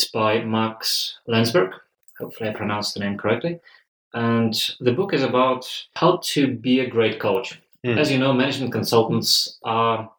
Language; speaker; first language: English; non-native, fluent; Russian